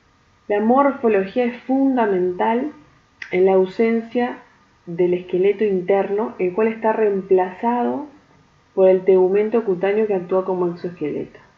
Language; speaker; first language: Spanish; native; Spanish